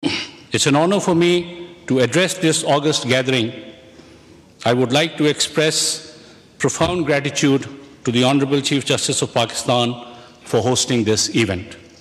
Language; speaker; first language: English; non-native, local second language; Urdu